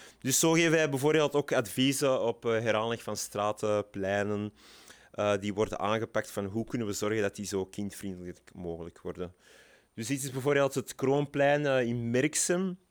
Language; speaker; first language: Dutch; native; Dutch